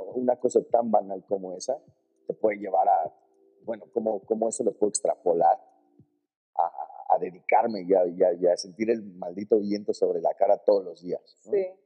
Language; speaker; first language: Spanish; native; Spanish